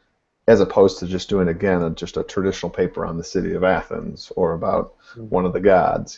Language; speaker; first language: English; native; English